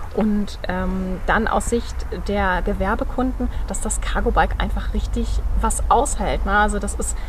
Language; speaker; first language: German; native; German